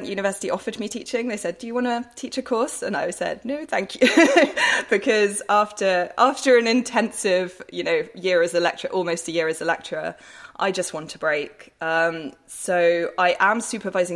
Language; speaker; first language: English; native; English